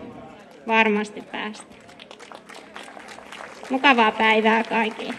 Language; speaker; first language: Finnish; native; Finnish